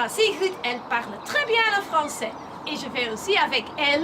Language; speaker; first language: French; non-native, learner; Dutch